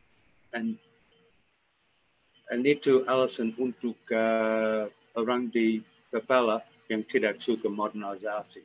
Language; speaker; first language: Indonesian; non-native, fluent; English